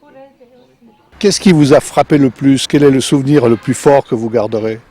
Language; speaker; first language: French; native; French